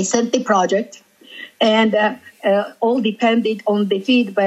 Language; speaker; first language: English; non-native, fluent; Georgian